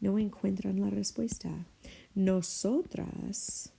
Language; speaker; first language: Spanish; non-native, fluent; English